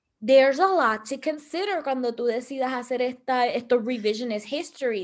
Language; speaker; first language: Spanish; early bilingual, heritage; Spanish